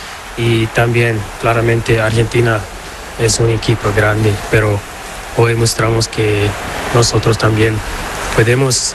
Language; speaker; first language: Spanish; non-native, learner; Portuguese